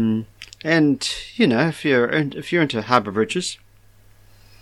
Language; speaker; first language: English; native; English